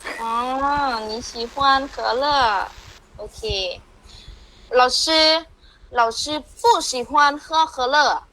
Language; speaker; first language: Chinese; non-native, learner; Thai